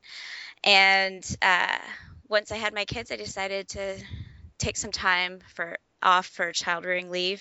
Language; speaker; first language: English; native; English